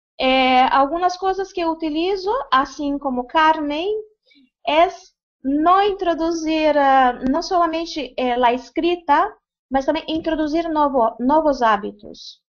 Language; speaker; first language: Spanish; non-native, fluent; Portuguese